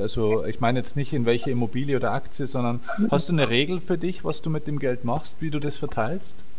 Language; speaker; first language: German; native; German